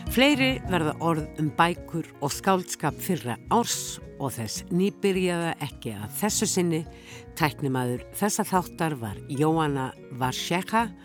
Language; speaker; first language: Icelandic; native; Icelandic